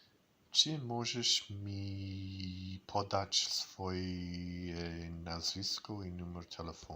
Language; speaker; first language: Polish; non-native, learner; English